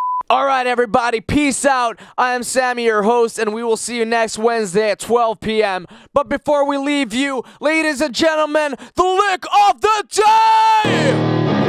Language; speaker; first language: English; non-native, fluent; Finnish